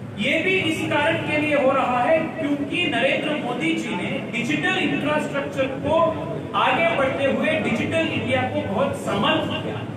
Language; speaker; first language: Hindi; non-native, local second language; Kannada